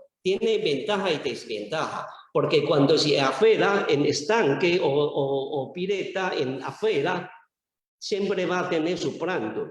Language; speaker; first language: Spanish; non-native, learner; Chinese